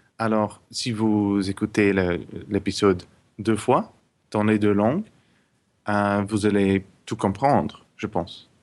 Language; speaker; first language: French; non-native, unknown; English